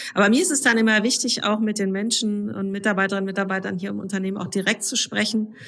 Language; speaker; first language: German; native; German